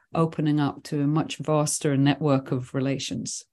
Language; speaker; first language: English; early bilingual, other home language; Swedish